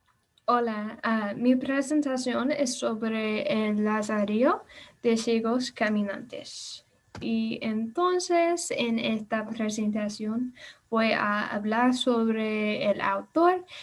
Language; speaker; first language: Spanish; non-native, learner; English